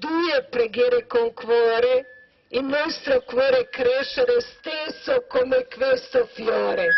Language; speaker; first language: Italian; non-native, learner; Croatian